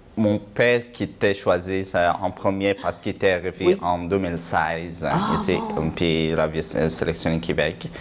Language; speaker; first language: French; non-native, fluent; Persian